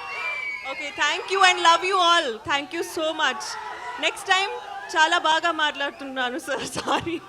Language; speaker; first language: Telugu; non-native, learner; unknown